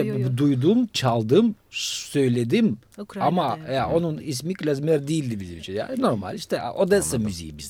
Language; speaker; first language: Turkish; non-native, fluent; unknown